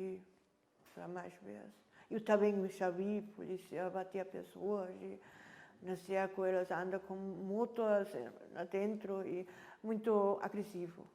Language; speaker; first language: Portuguese; non-native, learner; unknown